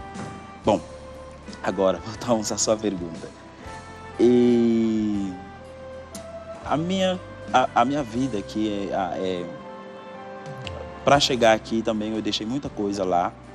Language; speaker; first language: Portuguese; non-native, fluent; Haitian Creole